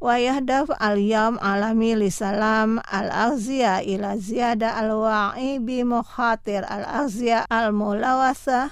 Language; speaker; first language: Arabic; non-native, fluent; Indonesian